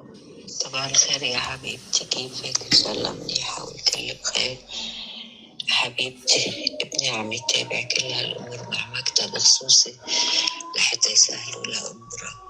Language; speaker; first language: Arabic; native; Arabic